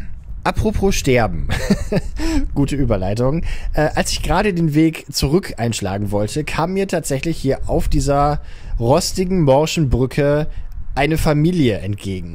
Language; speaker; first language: German; native; German